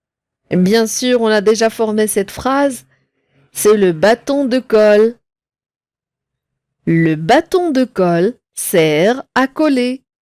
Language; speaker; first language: French; non-native, local second language; Arabic